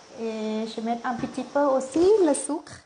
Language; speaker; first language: French; non-native, learner; Thai